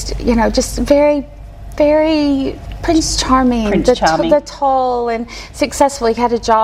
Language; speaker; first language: English; native; English